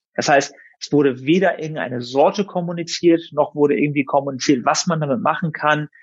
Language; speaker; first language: German; native; German